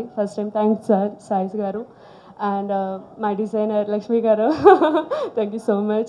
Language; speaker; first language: Telugu; non-native, learner; Malayalam